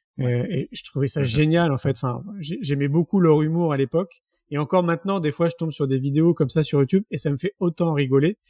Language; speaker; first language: French; native; French